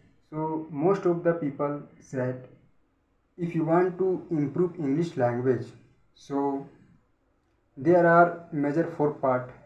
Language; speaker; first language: English; non-native, learner; Hindi